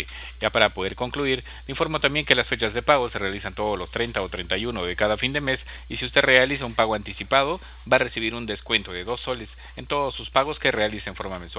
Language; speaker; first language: Spanish; native; Spanish